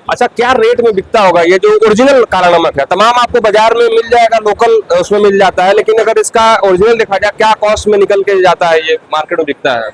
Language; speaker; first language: Hindi; native; Hindi